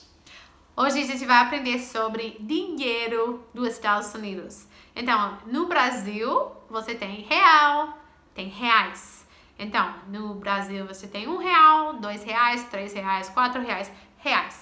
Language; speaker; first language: Portuguese; non-native, fluent; English